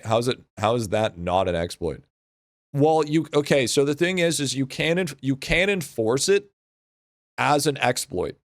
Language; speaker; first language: English; native; English